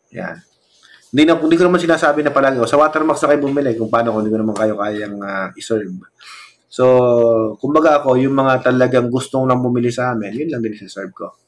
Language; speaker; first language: Filipino; non-native, local second language; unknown